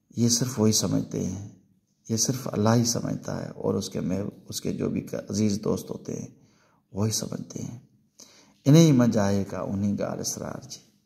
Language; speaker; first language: Urdu; non-native, local second language; Sindhi